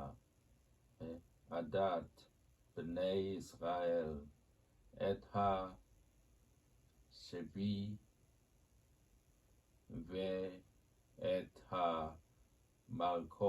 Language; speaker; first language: Hebrew; non-native, learner; Japanese